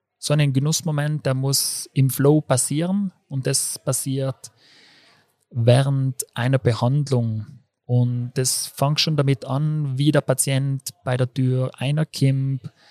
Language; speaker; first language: German; native; German